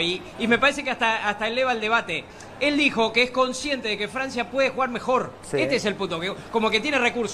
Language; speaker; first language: Spanish; native; Spanish